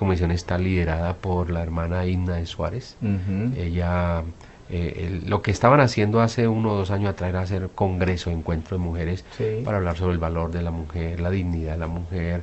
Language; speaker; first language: Spanish; native; Spanish